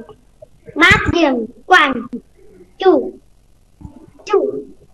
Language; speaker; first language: English; non-native, learner; Vietnamese